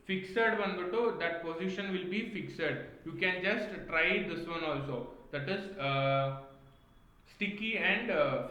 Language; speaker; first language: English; non-native, local second language; Kannada